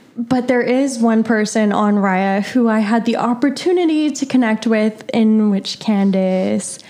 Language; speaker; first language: English; native; English